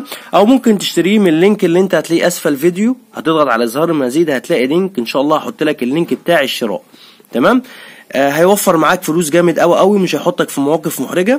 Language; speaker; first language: Arabic; native; Arabic